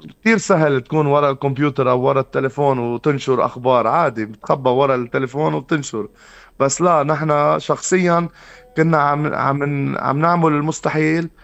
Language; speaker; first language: Arabic; native; Arabic